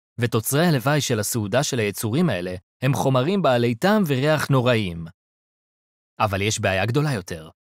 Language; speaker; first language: Hebrew; native; Hebrew